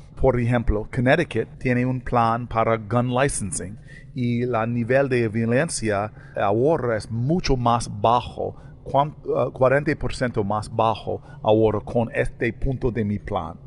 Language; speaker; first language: Spanish; non-native, learner; English